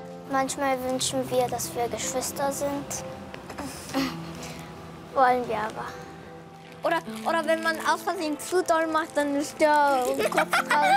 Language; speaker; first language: German; early bilingual, other home language; Korean